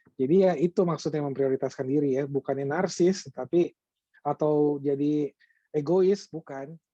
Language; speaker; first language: Indonesian; native; Indonesian